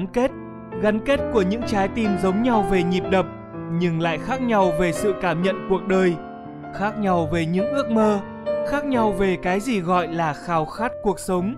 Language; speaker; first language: Vietnamese; native; Vietnamese